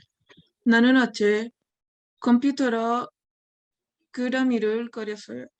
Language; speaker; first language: Korean; non-native, learner; Spanish